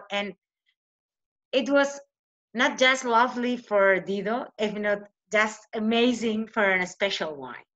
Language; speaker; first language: English; non-native, fluent; Spanish